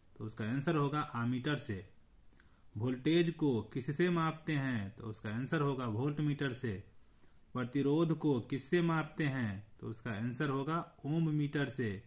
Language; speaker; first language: Hindi; native; Hindi